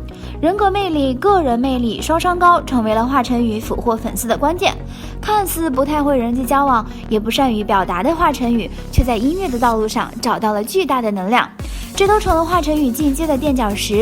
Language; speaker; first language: Chinese; native; Chinese